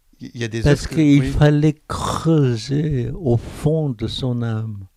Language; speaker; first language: French; non-native, fluent; Korean